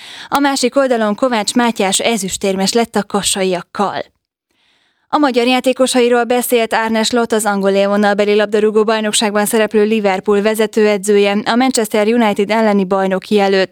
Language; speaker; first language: Hungarian; native; Hungarian